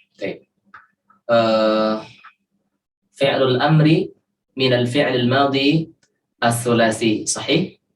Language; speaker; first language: Arabic; non-native, fluent; Indonesian